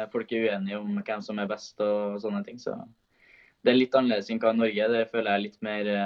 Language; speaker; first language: Norwegian; native; Norwegian